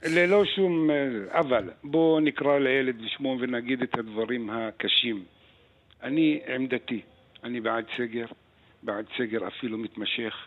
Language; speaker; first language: Hebrew; non-native, local second language; Arabic